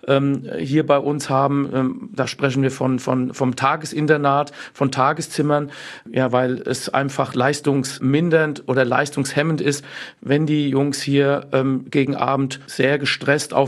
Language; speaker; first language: German; native; German